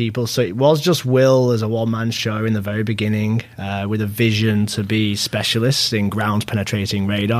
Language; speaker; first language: English; native; English